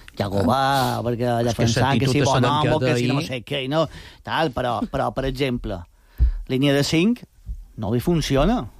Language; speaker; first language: Catalan; native; Catalan